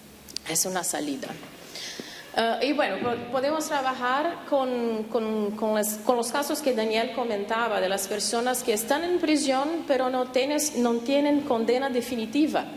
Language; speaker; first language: Spanish; non-native, fluent; Portuguese